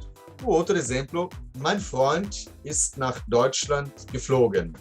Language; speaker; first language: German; non-native, fluent; Portuguese